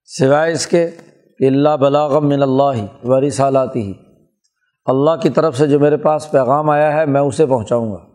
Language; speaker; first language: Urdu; non-native, local second language; Punjabi